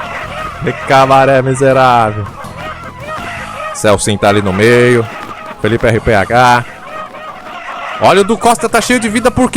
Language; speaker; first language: Portuguese; native; Portuguese